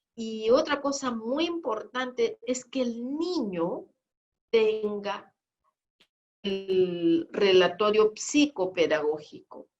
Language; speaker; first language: Spanish; non-native, fluent; Portuguese